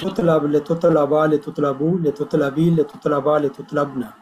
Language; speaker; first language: Arabic; non-native, learner; Urdu